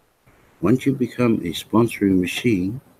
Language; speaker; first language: English; native; English